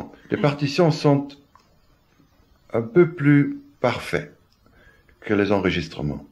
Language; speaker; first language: French; non-native, fluent; German